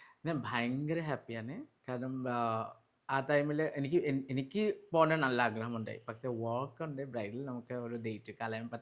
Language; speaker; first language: Malayalam; non-native, local second language; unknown